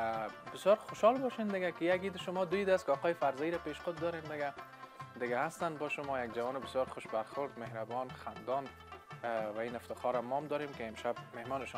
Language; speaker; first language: Persian; native; Persian